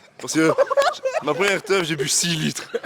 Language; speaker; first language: French; native; French